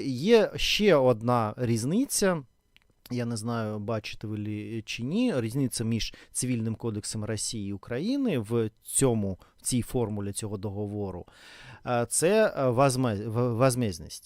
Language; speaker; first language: Ukrainian; non-native, learner; Russian